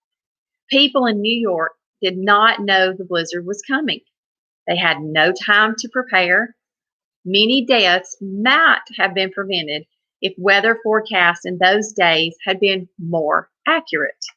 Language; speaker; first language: English; native; English